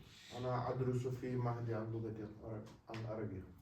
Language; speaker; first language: Arabic; non-native, learner; Kashmiri